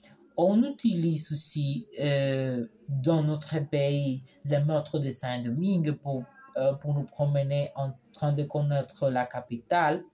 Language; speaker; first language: French; non-native, learner; Spanish